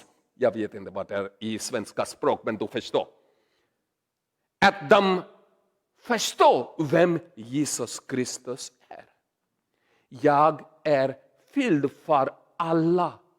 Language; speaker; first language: Swedish; non-native, learner; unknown